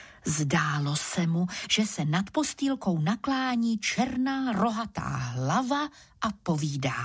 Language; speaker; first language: Czech; native; Czech